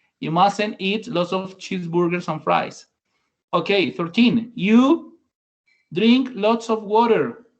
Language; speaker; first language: English; non-native, learner; Spanish